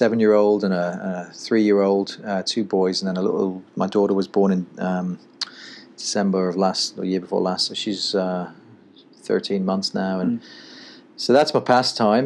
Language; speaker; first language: English; native; English